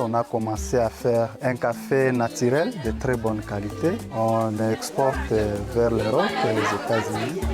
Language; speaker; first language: French; non-native, local second language; Rundi